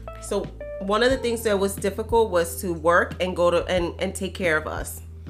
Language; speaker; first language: English; early bilingual, other home language; Spanish